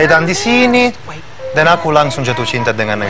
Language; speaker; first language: Indonesian; non-native, fluent; Italian